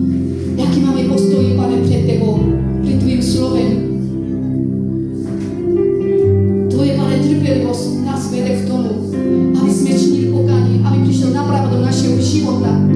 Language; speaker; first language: Czech; non-native, fluent; Korean